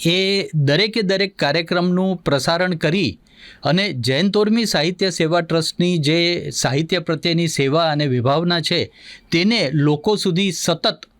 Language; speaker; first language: Gujarati; native; Gujarati